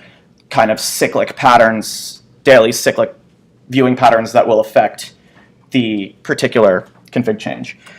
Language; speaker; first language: English; native; English